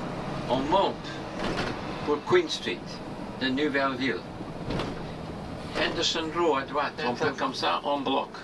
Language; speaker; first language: French; non-native, learner; English